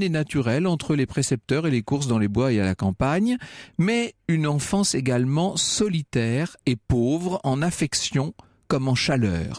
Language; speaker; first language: French; native; French